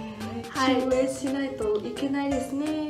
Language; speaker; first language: Japanese; non-native, learner; Vietnamese